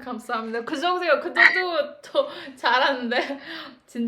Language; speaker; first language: Korean; non-native, fluent; Indonesian